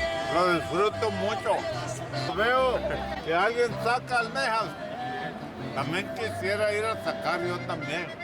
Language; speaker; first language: Spanish; native; Spanish